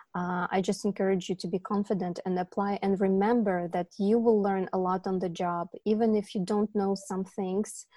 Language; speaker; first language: English; non-native, fluent; Ukrainian